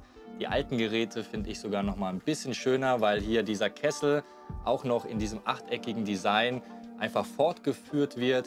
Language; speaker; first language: German; native; German